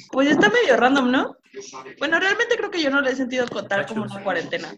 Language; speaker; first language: Spanish; native; Spanish